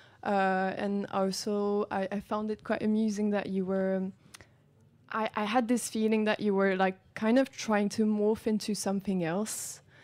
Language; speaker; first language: English; non-native, fluent; French